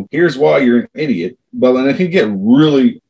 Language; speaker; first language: English; native; English